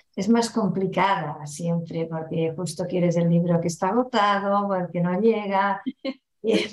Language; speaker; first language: Spanish; non-native, local second language; Catalan